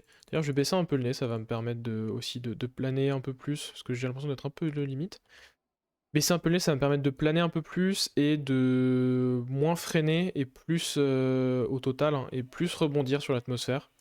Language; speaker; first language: French; native; French